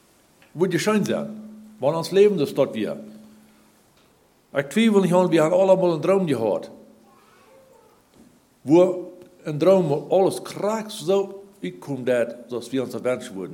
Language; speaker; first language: German; non-native, learner; Plautdietsch